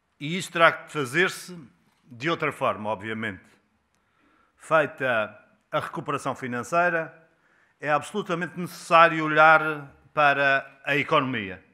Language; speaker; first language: Portuguese; native; Portuguese